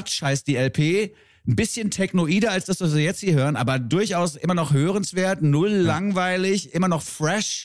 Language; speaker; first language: German; native; German